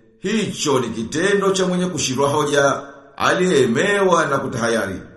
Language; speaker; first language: Swahili; native; Swahili